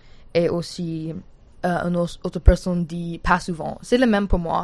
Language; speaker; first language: French; non-native, learner; English